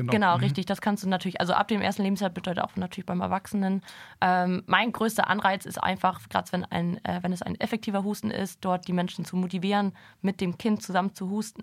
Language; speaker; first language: German; native; German